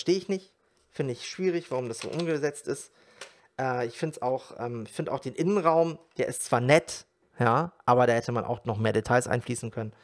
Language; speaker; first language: German; native; German